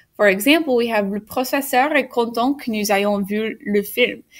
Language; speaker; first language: English; native; English